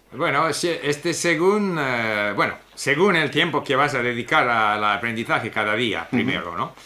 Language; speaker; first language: Spanish; non-native, fluent; English